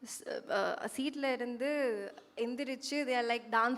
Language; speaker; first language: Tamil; non-native, fluent; Malayalam